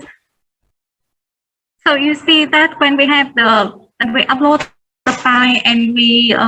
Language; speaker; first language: English; non-native, learner; Vietnamese